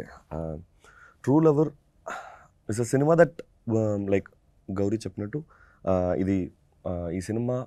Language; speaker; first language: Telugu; non-native, local second language; Tamil